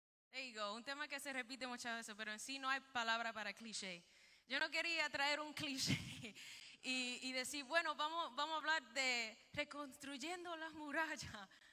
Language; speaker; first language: Spanish; early bilingual, heritage; Spanish